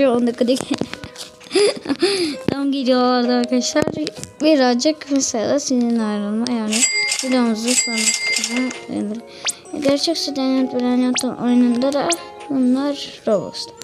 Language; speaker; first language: Turkish; native; Turkish